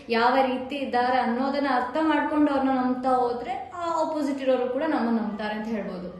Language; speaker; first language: Kannada; non-native, local second language; Malayalam